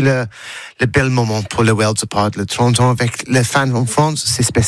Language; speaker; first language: French; non-native, learner; English